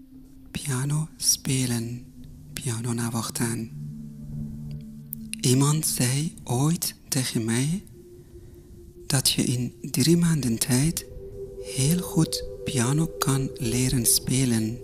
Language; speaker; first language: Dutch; non-native, fluent; Persian